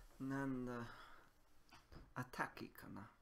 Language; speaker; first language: Japanese; non-native, learner; English